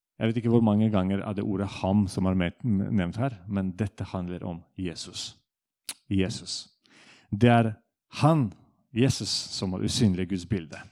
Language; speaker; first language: Norwegian; non-native, fluent; Russian